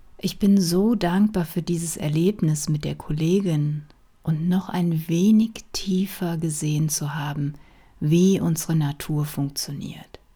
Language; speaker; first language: German; native; German